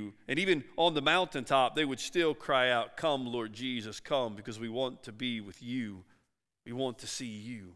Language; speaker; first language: English; native; English